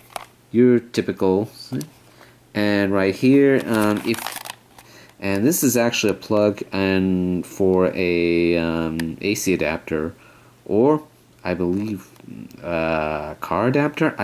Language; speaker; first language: English; native; English